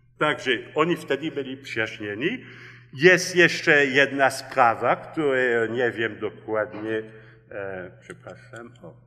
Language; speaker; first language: Polish; early bilingual, heritage; Polish